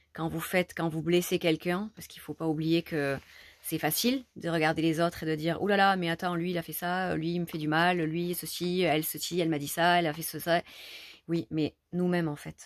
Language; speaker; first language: French; native; French